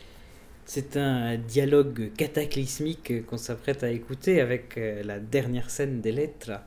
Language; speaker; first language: French; native; French